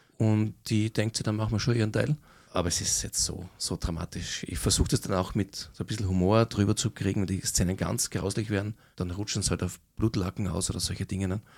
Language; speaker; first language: German; native; German